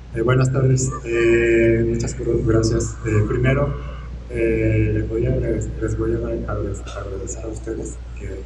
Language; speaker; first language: Spanish; non-native, fluent; Japanese